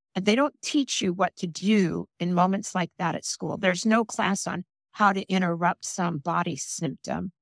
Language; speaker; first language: English; native; English